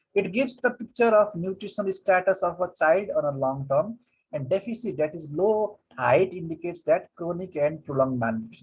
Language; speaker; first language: English; non-native, local second language; Nepali